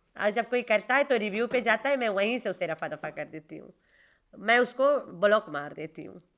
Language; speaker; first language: Urdu; non-native, local second language; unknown